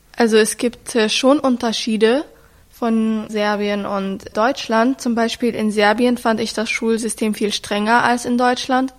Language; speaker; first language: German; early bilingual, other home language; Arabic